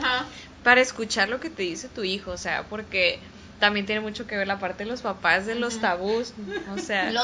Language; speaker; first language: Spanish; native; Spanish